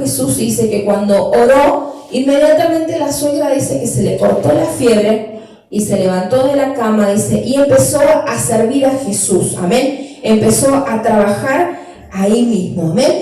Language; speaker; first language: Spanish; native; Spanish